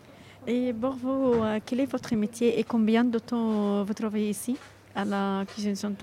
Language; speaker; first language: French; non-native, learner; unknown